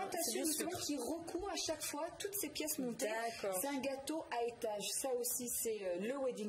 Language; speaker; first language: French; native; French